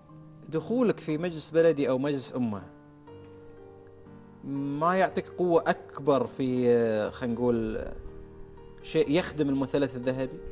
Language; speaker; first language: Arabic; native; Arabic